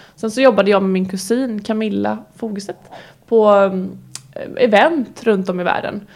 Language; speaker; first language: Swedish; native; Swedish